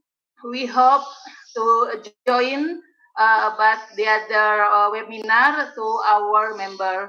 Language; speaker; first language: English; non-native, learner; Indonesian